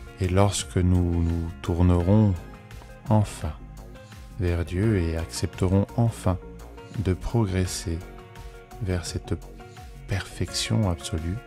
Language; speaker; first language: French; native; French